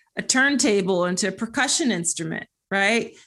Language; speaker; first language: English; native; English